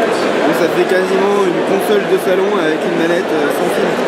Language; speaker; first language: French; native; French